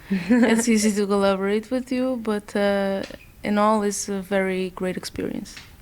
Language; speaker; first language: English; native; English